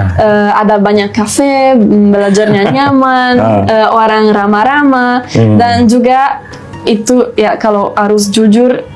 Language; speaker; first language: Indonesian; non-native, fluent; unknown